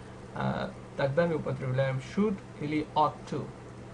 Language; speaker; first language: Russian; non-native, fluent; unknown